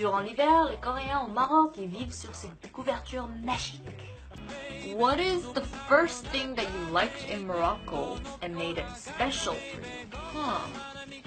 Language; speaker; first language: French; non-native, fluent; Korean